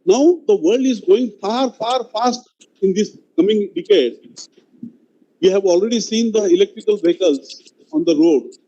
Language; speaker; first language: English; non-native, local second language; Marathi